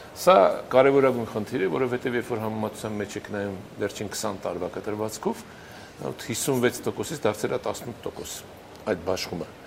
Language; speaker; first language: Armenian; native; Armenian